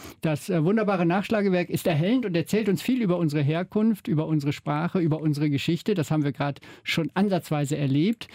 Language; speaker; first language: German; native; German